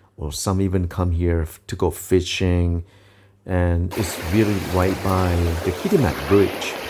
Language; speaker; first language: English; non-native, fluent; Thai